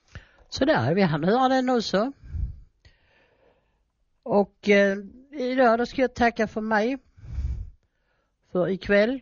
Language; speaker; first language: Swedish; native; Swedish